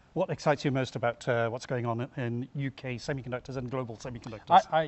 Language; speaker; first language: English; native; English